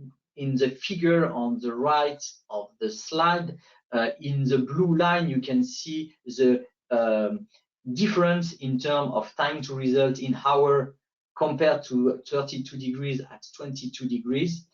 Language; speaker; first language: English; non-native, fluent; French